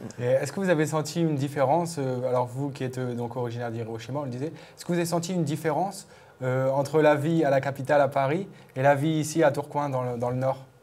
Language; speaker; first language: French; native; French